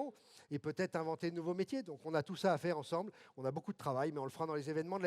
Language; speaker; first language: French; native; French